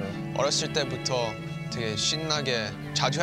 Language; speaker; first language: Korean; early bilingual, heritage; English